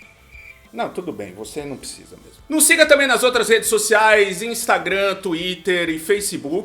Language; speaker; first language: Portuguese; native; Portuguese